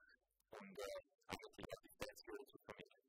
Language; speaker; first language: German; non-native, local second language; Italian